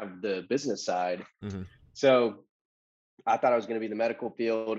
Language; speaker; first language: English; native; English